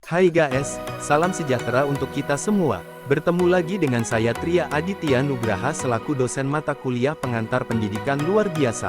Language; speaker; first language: Indonesian; native; Indonesian